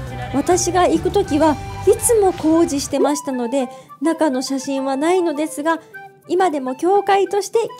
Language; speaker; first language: Japanese; native; Japanese